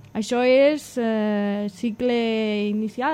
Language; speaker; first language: Catalan; native; Catalan